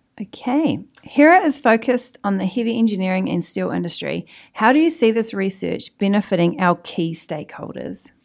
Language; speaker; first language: English; native; English